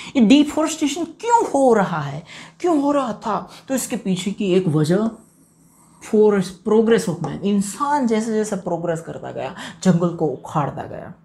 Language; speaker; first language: Hindi; non-native, local second language; Gujarati